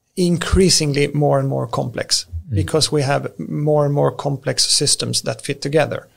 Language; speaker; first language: English; non-native, fluent; Swedish